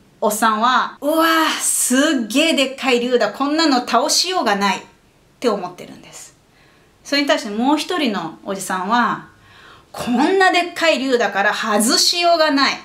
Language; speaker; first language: Japanese; native; Japanese